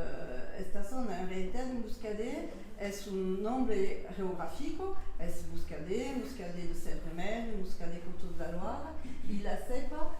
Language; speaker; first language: Spanish; non-native, learner; French